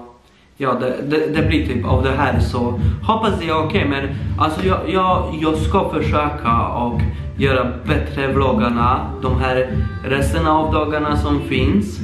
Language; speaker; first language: Swedish; early bilingual, other home language; Polish